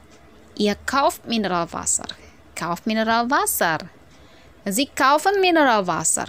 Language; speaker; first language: German; non-native, fluent; Indonesian